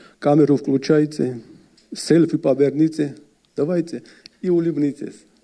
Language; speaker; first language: Russian; non-native, fluent; Georgian